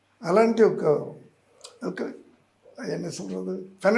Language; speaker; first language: Telugu; non-native, learner; Tamil